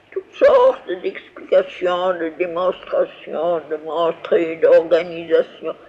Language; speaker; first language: French; native; French